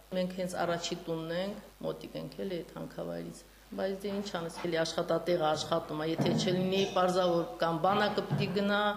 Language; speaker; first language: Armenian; native; Armenian